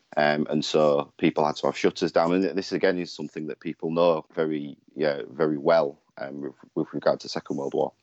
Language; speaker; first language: English; native; English